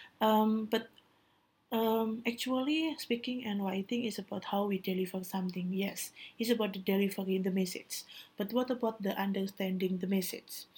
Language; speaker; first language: English; non-native, learner; Indonesian